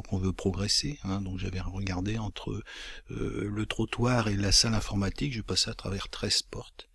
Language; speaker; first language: French; native; French